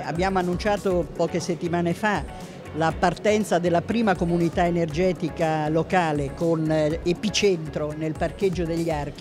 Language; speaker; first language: Italian; native; Italian